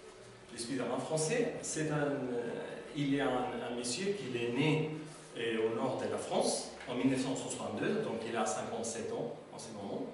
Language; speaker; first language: French; non-native, learner; Spanish